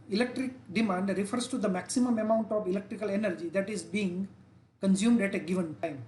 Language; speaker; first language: English; non-native, local second language; Gujarati